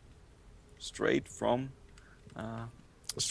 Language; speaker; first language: English; non-native, fluent; Dutch